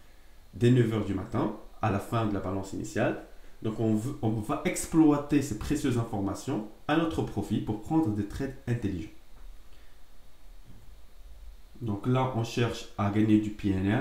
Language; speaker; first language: French; native; French